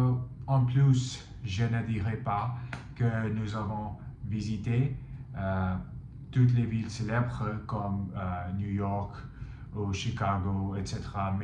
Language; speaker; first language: French; non-native, fluent; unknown